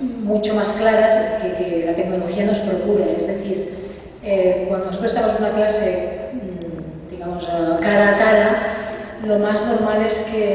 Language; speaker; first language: Spanish; native; Spanish